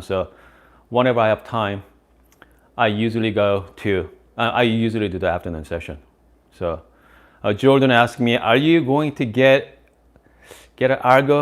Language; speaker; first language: English; non-native, fluent; Korean